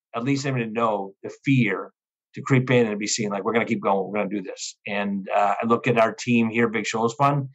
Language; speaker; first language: English; native; English